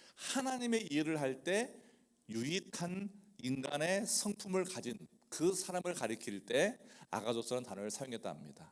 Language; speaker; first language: Korean; native; Korean